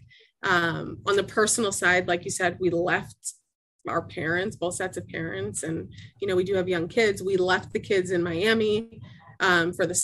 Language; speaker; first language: English; native; English